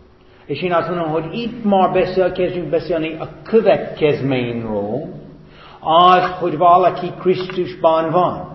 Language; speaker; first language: Hungarian; non-native, fluent; English